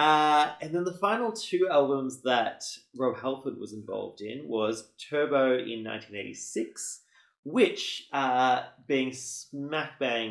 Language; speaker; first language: English; native; English